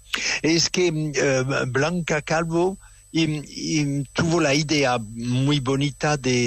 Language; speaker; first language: Spanish; non-native, fluent; French